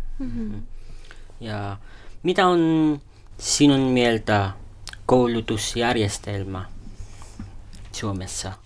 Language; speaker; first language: Finnish; non-native, learner; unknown